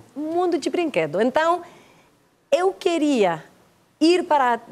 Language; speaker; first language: Portuguese; non-native, learner; Spanish